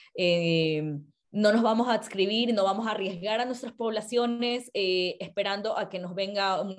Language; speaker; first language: Spanish; native; Spanish